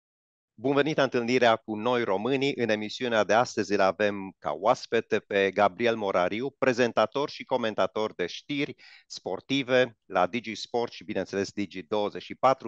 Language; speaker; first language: Romanian; native; Romanian